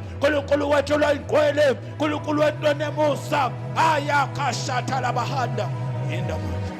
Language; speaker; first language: Zulu; non-native, local second language; Swati